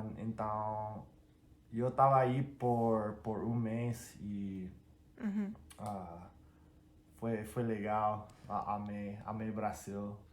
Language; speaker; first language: Portuguese; non-native, fluent; English